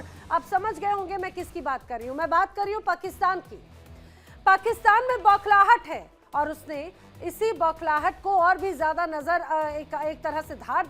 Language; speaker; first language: Hindi; native; Hindi